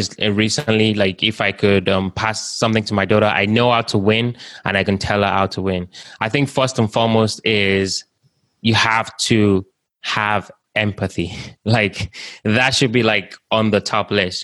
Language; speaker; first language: English; non-native, local second language; Yoruba